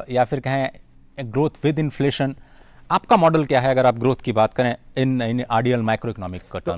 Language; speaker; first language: Hindi; native; Hindi